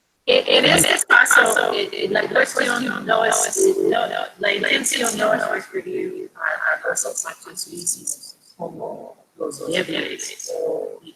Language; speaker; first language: Spanish; non-native, fluent; English